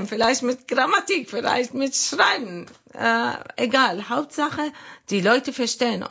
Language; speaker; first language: German; non-native, learner; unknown